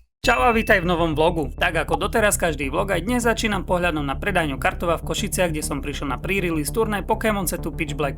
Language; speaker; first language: Slovak; native; Slovak